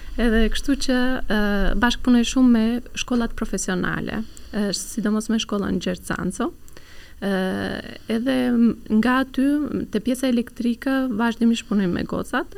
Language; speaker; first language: Albanian; early bilingual, heritage; Albanian